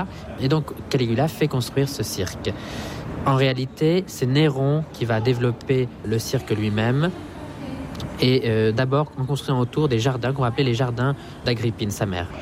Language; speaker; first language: French; native; French